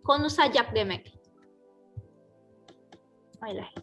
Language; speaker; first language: Turkish; non-native, fluent; Indonesian